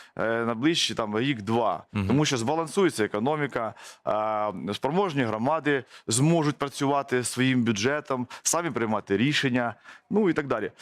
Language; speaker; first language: Ukrainian; native; Ukrainian